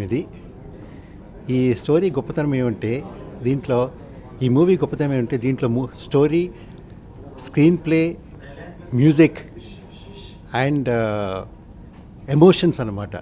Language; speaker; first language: Telugu; native; Telugu